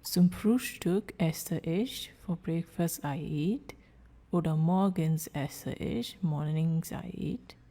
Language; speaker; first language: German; non-native, fluent; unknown